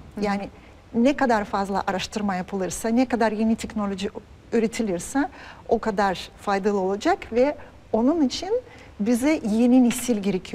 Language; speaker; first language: Turkish; non-native, fluent; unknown